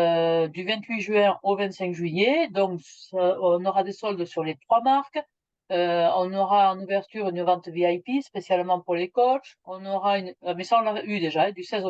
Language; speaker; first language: French; native; French